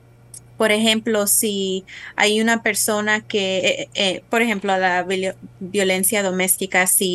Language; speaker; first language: Spanish; early bilingual, heritage; Spanish